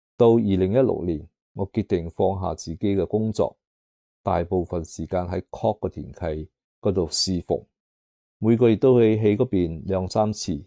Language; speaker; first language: Cantonese; native; Cantonese